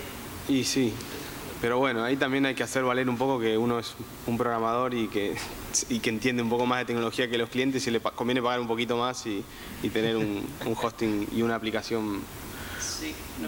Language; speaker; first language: Spanish; native; Spanish